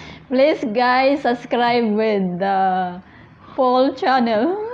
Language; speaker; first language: English; non-native, learner; Filipino